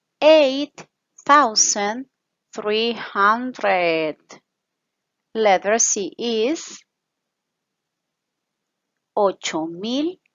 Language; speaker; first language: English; non-native, fluent; Spanish